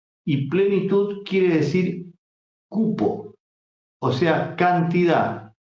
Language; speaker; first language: Spanish; native; Spanish